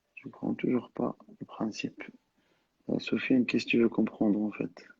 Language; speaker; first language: French; non-native, local second language; Arabic